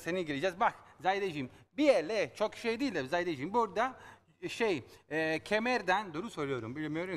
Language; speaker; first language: Turkish; non-native, learner; Italian